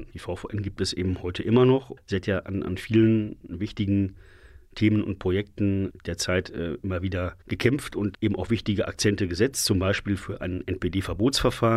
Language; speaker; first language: German; native; German